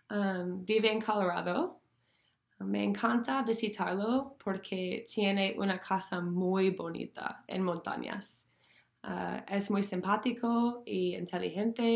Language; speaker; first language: Spanish; non-native, learner; English